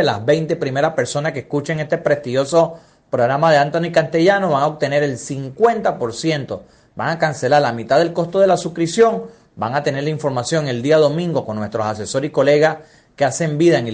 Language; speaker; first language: Spanish; native; Spanish